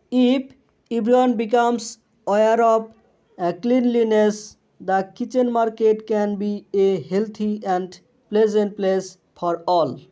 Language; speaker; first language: English; non-native, local second language; Bangla